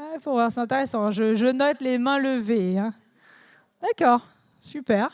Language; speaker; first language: French; native; French